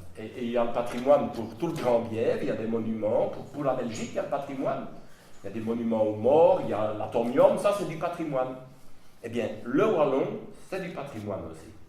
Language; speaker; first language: French; non-native, local second language; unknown